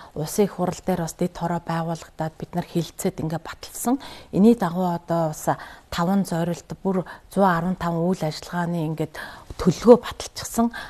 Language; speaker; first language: Mongolian; native; Mongolian